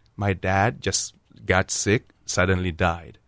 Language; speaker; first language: English; non-native, local second language; Ganda